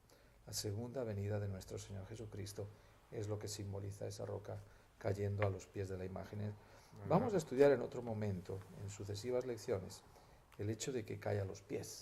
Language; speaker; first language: Spanish; native; Spanish